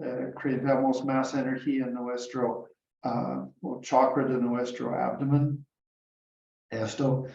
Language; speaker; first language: Spanish; non-native, learner; English